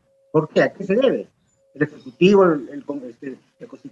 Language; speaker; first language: Spanish; native; Spanish